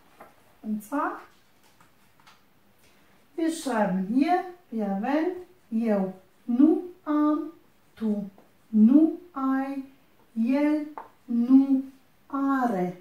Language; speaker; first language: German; non-native, fluent; Romanian